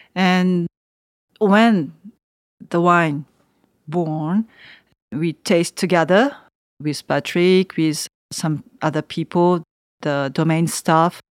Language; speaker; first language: English; non-native, learner; Japanese